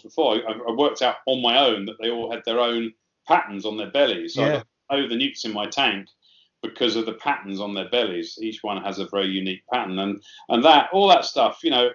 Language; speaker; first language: English; native; English